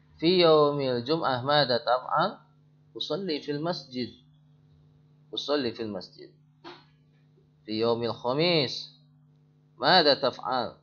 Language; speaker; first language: Arabic; non-native, fluent; Indonesian